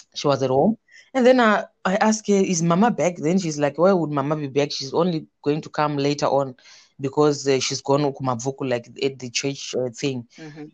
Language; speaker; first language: English; non-native, local second language; Shona